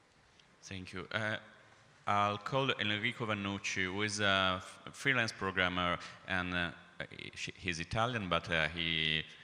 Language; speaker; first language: English; non-native, fluent; Italian